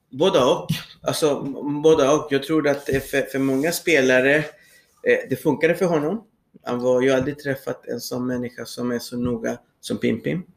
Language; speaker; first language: Swedish; non-native, fluent; Spanish